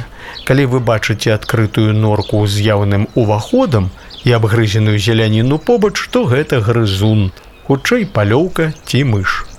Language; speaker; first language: Belarusian; native; Belarusian